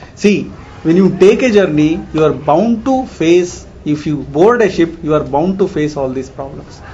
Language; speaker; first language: English; non-native, local second language; Kannada